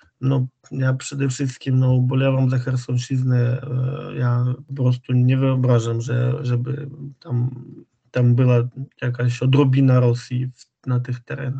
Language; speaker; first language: Polish; non-native, fluent; Ukrainian